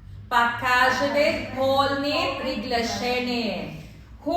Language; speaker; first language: Russian; non-native, learner; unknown